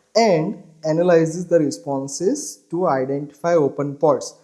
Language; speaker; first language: English; non-native, local second language; Gujarati